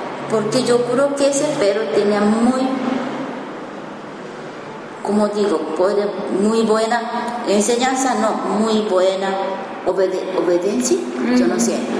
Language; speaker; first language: Spanish; non-native, learner; Japanese